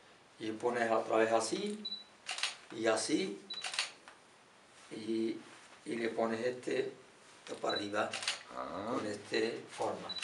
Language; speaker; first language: Spanish; non-native, learner; Arabic